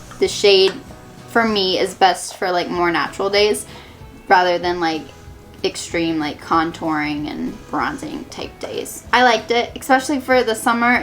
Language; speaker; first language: English; native; English